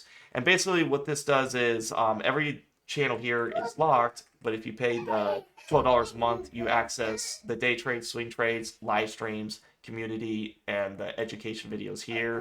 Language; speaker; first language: English; native; English